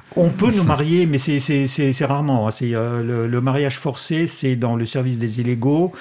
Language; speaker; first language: French; non-native, fluent; Russian